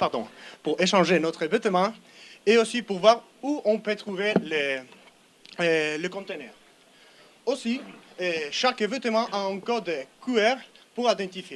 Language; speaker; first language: French; non-native, learner; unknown